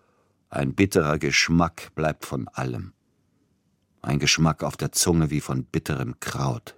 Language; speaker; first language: German; native; German